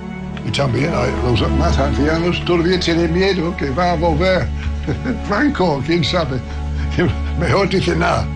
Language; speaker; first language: Spanish; non-native, fluent; English